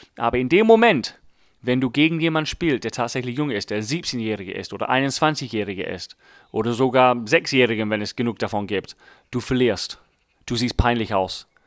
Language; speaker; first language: German; non-native, fluent; English